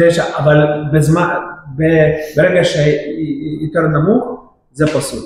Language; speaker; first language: Hebrew; non-native, fluent; Russian